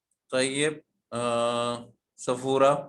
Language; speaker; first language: Urdu; native; Urdu